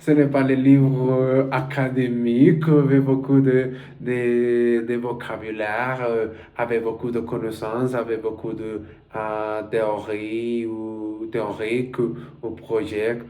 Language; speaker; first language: French; non-native, learner; Spanish